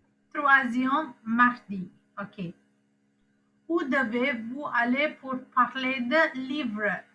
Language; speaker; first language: French; non-native, fluent; Sinhala